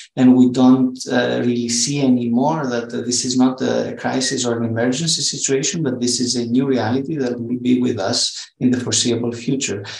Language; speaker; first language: English; non-native, fluent; Greek